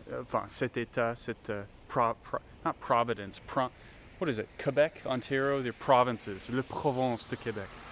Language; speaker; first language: French; non-native, learner; English